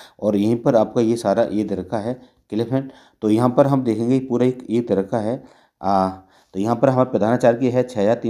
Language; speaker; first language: Hindi; native; Hindi